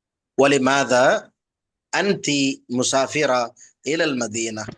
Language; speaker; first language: Arabic; non-native, fluent; Tamil